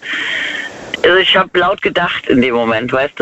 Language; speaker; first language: German; native; German